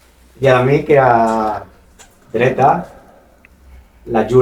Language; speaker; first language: Catalan; non-native, local second language; Spanish